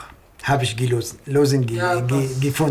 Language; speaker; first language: German; non-native, learner; Arabic